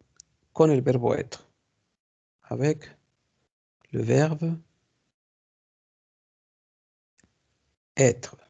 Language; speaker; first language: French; non-native, fluent; Spanish